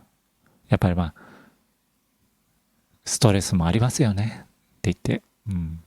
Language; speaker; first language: Japanese; native; Japanese